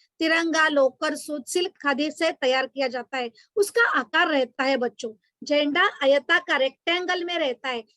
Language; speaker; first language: Hindi; non-native, local second language; Marathi